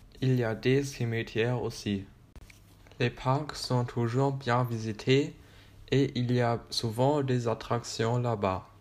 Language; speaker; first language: French; non-native, learner; German